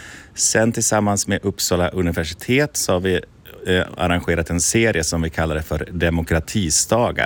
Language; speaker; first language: Swedish; native; Swedish